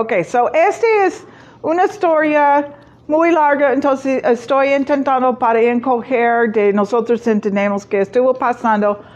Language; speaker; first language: Spanish; non-native, fluent; English